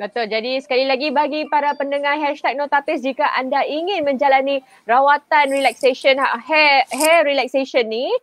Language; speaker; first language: Malay; native; Malay